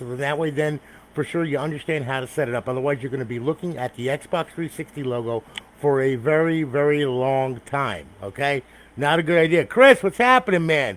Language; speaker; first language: English; native; English